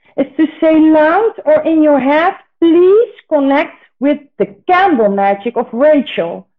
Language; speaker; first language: English; non-native, fluent; Dutch